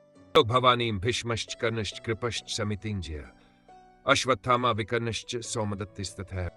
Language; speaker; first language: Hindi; native; Hindi